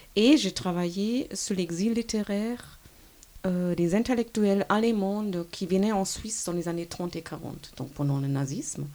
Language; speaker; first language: French; non-native, fluent; German